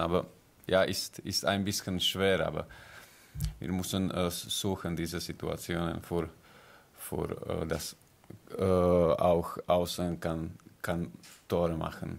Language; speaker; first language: German; non-native, learner; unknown